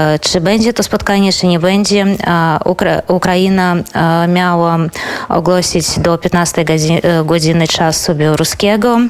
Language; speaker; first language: Polish; non-native, fluent; Belarusian